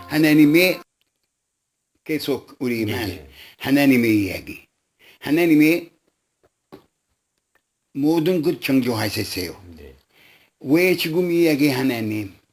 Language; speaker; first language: Korean; non-native, local second language; Arabic